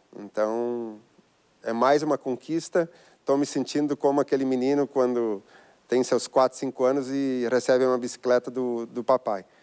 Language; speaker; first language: Portuguese; native; Portuguese